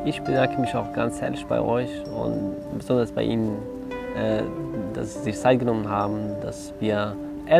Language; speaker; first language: German; non-native, learner; Kurdish